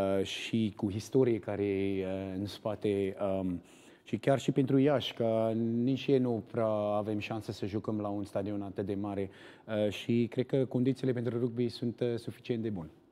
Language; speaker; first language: Romanian; non-native, learner; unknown